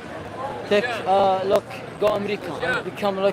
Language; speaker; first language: English; non-native, learner; Arabic